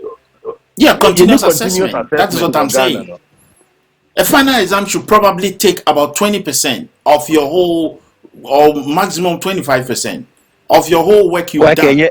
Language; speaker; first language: English; non-native, local second language; Akan